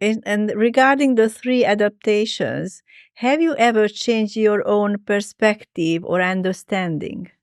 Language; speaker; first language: English; non-native, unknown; Hungarian